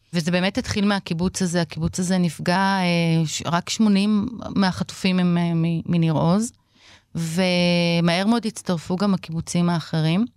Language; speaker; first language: Hebrew; native; Hebrew